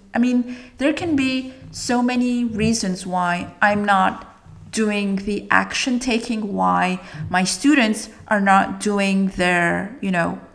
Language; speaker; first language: English; non-native, fluent; French